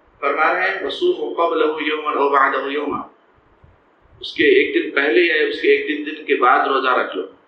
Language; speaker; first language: Urdu; native; Urdu